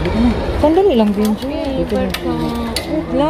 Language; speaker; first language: Arabic; non-native, learner; Filipino